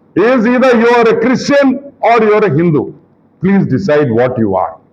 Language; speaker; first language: English; non-native, local second language; Telugu